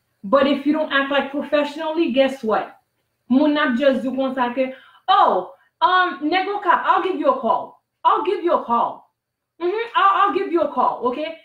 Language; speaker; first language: English; non-native, fluent; Haitian Creole